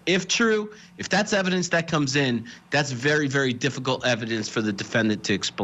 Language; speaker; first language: English; native; English